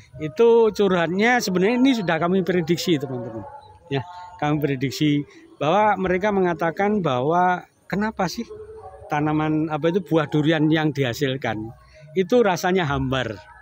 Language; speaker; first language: Indonesian; native; Indonesian